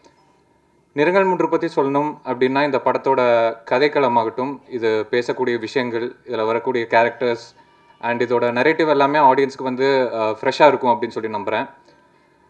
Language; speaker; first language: Tamil; native; Tamil